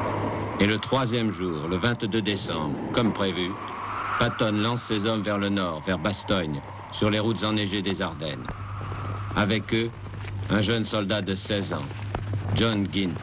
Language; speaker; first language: French; native; French